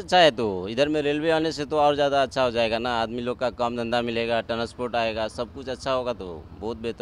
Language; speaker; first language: Hindi; non-native, local second language; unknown